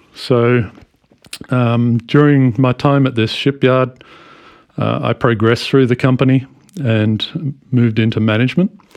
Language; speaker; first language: English; native; English